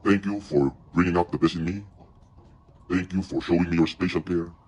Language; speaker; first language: English; non-native, local second language; Filipino